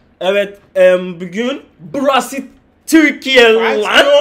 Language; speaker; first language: Turkish; non-native, fluent; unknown